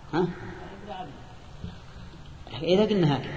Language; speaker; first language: Arabic; native; Arabic